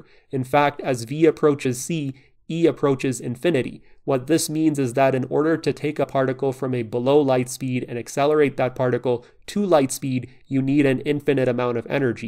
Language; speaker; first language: English; native; English